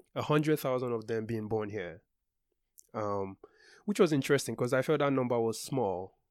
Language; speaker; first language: English; non-native, local second language; Yoruba